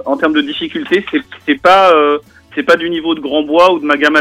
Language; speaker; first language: French; native; French